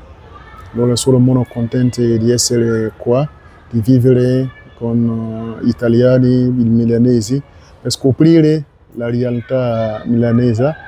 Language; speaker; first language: Italian; non-native, learner; French